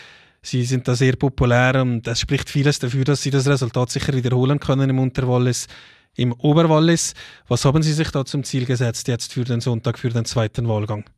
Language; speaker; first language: German; native; German